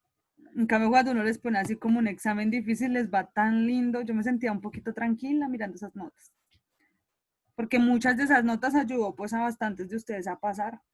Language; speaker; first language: Spanish; native; Spanish